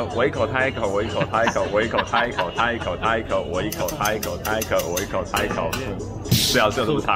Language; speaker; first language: Chinese; native; Chinese